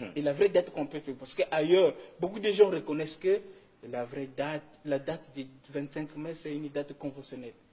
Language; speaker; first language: French; non-native, local second language; Kongo